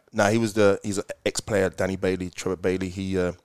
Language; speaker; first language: English; native; English